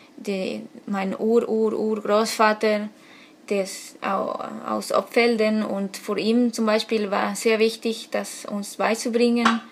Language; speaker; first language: German; non-native, fluent; Spanish